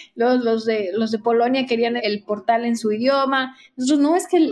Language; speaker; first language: Spanish; native; Spanish